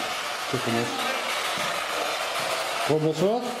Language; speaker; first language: French; native; French